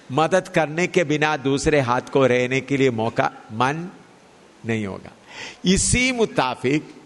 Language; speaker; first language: Hindi; non-native, local second language; Malayalam